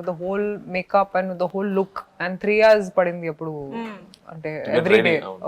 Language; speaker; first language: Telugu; non-native, local second language; Hindi